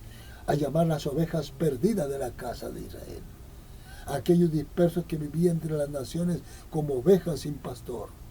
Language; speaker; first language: Spanish; native; Spanish